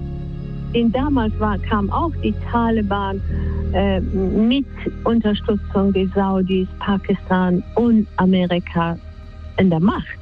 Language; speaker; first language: German; non-native, fluent; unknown